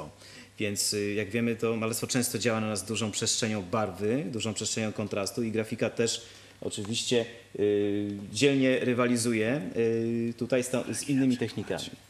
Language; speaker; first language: Polish; native; Polish